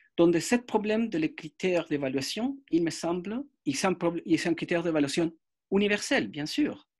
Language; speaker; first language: French; non-native, fluent; Spanish